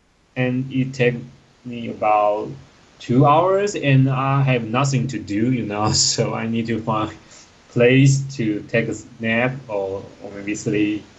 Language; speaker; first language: English; non-native, learner; Chinese